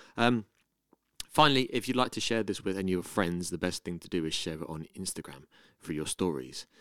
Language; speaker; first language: English; native; English